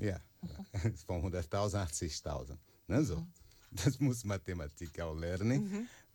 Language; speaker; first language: German; non-native, learner; Portuguese